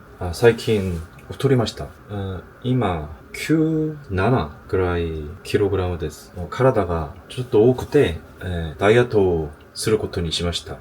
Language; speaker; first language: Japanese; non-native, learner; Korean